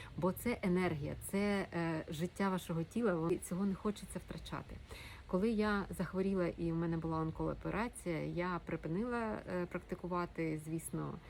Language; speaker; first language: Ukrainian; native; Ukrainian